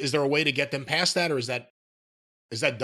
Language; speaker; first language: English; native; English